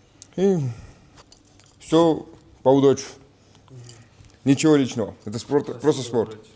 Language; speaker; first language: Russian; non-native, fluent; Georgian